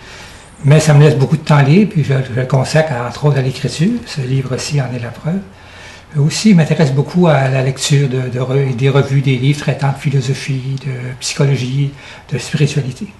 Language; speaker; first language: French; native; French